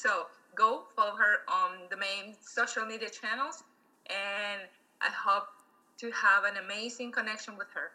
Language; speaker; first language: English; non-native, fluent; Spanish